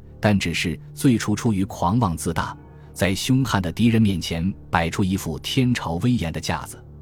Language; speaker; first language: Chinese; native; Chinese